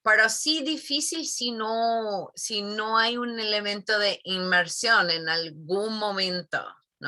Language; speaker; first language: Spanish; non-native, fluent; English